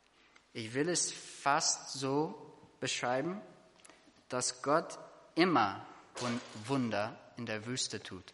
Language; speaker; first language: German; non-native, fluent; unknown